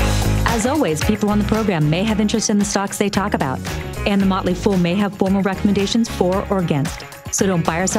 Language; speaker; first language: English; native; English